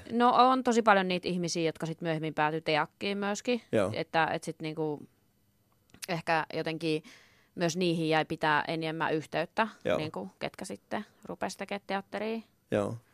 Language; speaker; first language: Finnish; native; Finnish